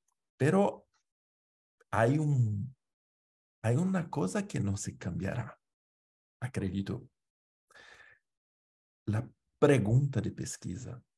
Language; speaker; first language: Spanish; non-native, fluent; Portuguese